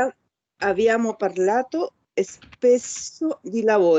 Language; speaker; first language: Italian; non-native, learner; Spanish